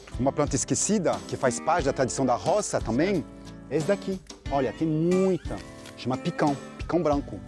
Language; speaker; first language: Portuguese; non-native, fluent; French